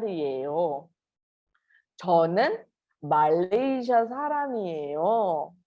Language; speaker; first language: Korean; non-native, fluent; Malay